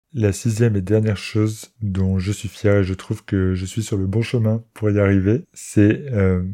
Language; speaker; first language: French; native; French